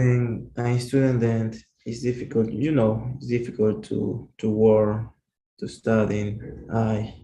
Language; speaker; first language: English; non-native, learner; Spanish